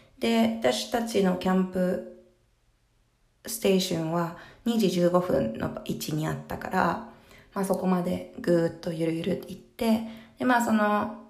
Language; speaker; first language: Japanese; early bilingual, heritage; Japanese